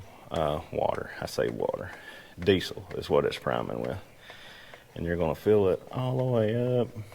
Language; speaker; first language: English; native; English